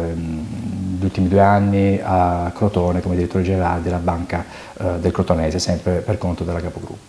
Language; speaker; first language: Italian; native; Italian